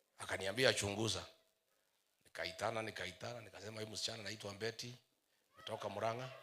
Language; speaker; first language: Swahili; non-native, local second language; Kikuyu